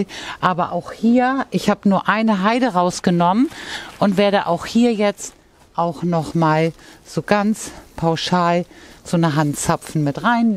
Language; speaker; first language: German; native; German